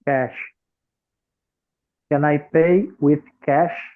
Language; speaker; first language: English; non-native, learner; Portuguese